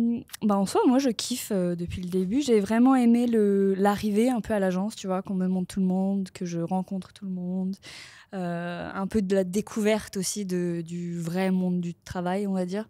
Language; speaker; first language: French; native; French